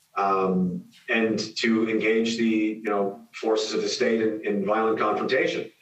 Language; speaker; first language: English; native; English